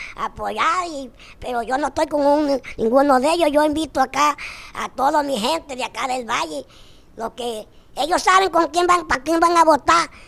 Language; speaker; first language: Spanish; native; Spanish